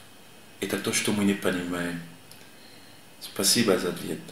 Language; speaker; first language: Russian; non-native, fluent; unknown